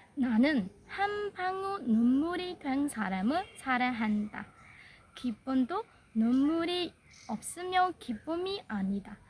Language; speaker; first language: Korean; non-native, learner; Burmese